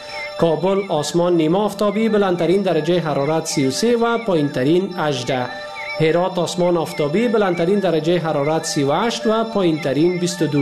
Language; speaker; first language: Persian; native; Persian